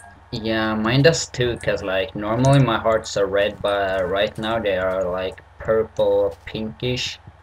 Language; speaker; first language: English; non-native, fluent; Swedish